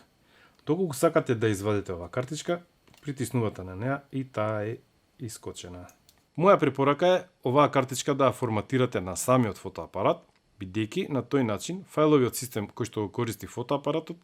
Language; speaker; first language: Macedonian; native; Macedonian